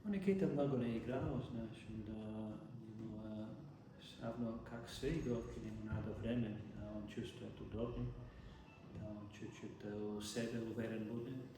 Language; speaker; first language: Russian; non-native, learner; Serbian